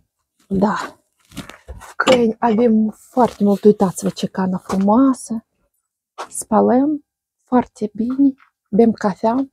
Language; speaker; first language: Romanian; non-native, learner; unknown